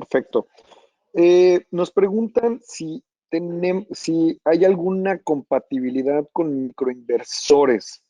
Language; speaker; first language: Spanish; native; Spanish